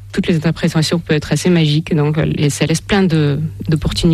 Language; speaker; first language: French; non-native, fluent; Russian